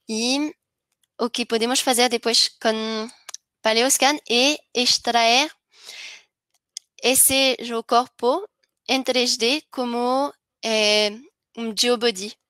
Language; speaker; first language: Spanish; non-native, learner; French